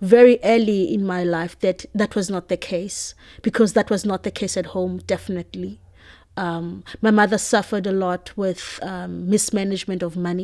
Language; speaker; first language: English; non-native, local second language; Xhosa